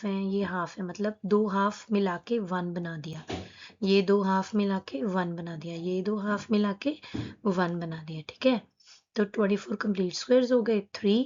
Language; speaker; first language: Hindi; native; Hindi